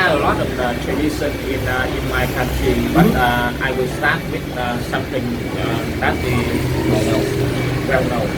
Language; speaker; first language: English; non-native, fluent; Vietnamese